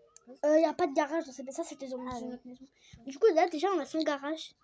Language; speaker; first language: French; native; French